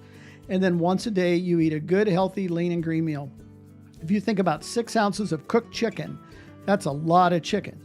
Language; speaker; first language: English; native; English